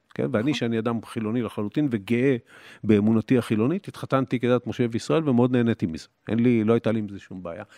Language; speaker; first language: Hebrew; native; Hebrew